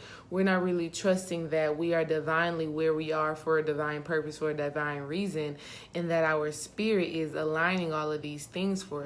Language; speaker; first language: English; native; English